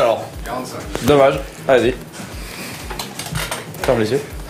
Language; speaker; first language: French; native; French